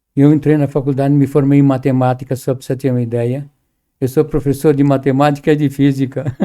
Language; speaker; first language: Portuguese; early bilingual, other home language; Arabic